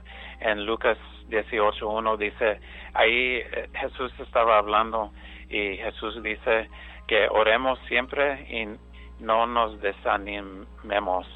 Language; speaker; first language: Spanish; early bilingual, heritage; English